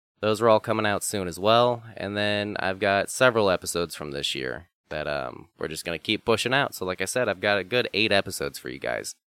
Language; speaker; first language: English; native; English